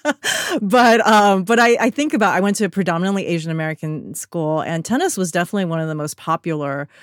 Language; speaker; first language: English; native; English